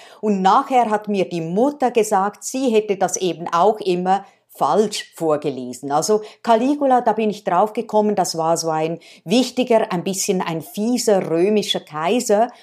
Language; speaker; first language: German; native; German